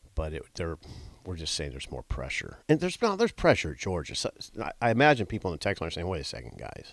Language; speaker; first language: English; native; English